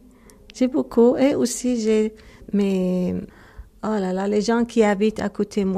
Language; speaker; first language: French; non-native, learner; Arabic